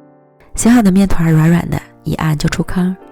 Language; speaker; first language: Chinese; native; Chinese